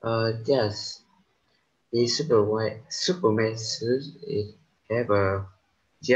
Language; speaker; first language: English; non-native, learner; Vietnamese